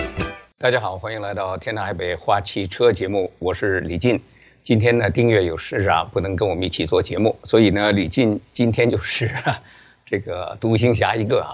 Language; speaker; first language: Chinese; native; Chinese